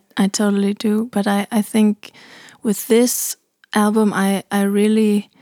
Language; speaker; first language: English; non-native, fluent; German